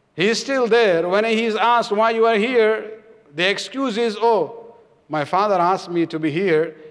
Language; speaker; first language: English; non-native, local second language; Urdu